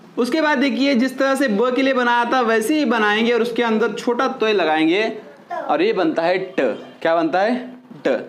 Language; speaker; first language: Hindi; native; Hindi